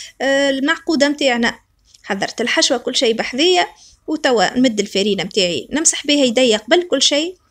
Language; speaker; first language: Arabic; native; Arabic